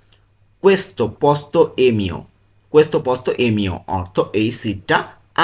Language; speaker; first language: Italian; non-native, learner; Bangla